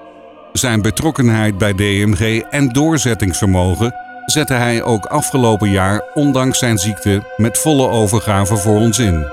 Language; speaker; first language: Dutch; native; Dutch